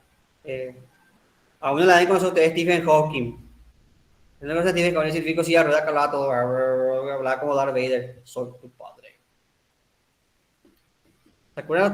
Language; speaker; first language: Spanish; native; Spanish